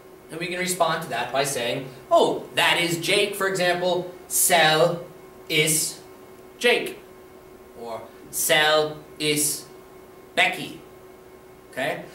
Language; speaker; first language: English; native; English